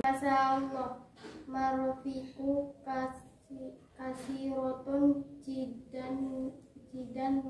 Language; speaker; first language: Arabic; non-native, learner; Indonesian